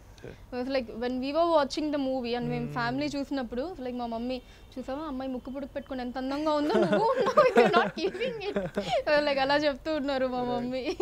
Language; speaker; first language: Telugu; native; Telugu